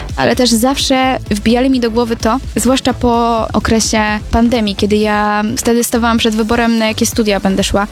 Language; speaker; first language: Polish; native; Polish